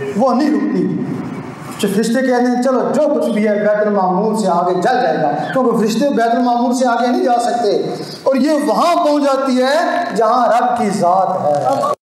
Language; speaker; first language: Urdu; non-native, local second language; Punjabi